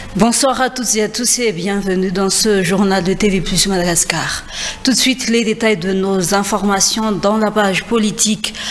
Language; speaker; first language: French; non-native, local second language; Malagasy